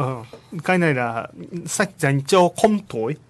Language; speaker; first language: Vietnamese; non-native, learner; Japanese